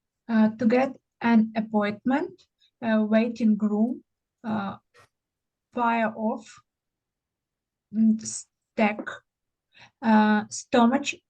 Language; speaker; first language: English; non-native, learner; Ukrainian